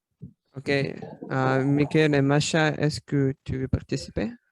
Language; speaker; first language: French; non-native, learner; Russian